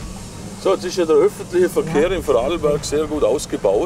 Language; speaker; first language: German; native; German